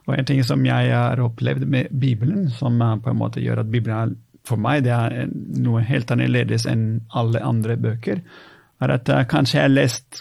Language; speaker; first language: Norwegian; non-native, fluent; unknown